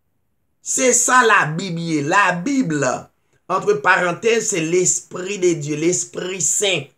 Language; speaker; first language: French; non-native, local second language; Haitian Creole